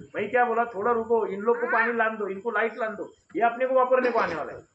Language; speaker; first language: Hindi; non-native, local second language; Marathi